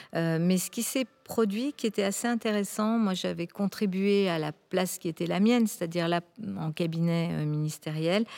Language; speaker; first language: French; native; French